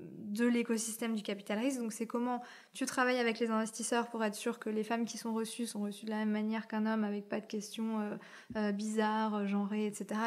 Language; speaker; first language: French; native; French